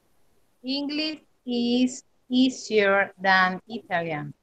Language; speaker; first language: English; non-native, learner; Spanish